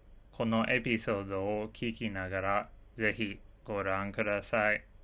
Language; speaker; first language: Japanese; non-native, fluent; English